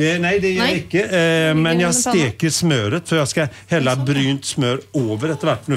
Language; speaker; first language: Swedish; native; Swedish